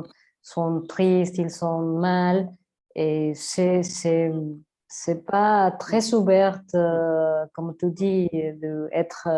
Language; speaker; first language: French; non-native, learner; Spanish